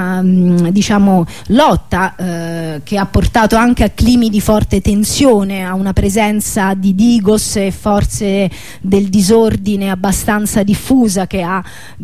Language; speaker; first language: Italian; native; Italian